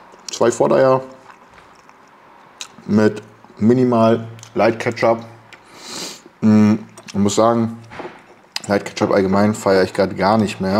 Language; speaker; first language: German; native; German